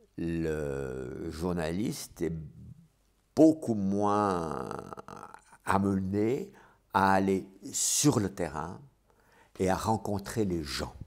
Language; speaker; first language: French; native; French